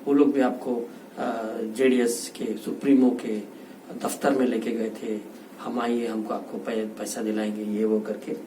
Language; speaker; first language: Hindi; non-native, local second language; Kannada